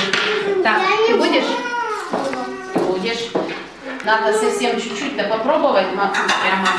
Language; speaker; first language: Russian; native; Russian